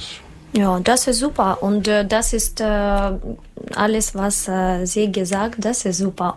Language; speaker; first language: German; non-native, learner; Russian